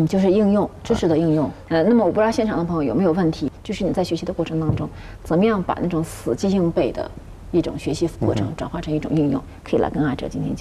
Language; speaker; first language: Chinese; native; Chinese